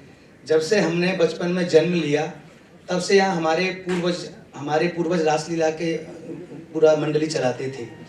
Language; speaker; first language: Hindi; native; Hindi